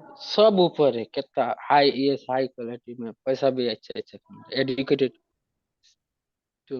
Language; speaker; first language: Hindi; non-native, local second language; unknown